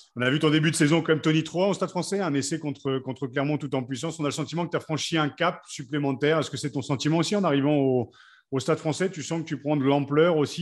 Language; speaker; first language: French; native; French